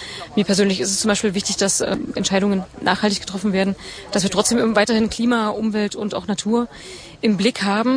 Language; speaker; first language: German; native; German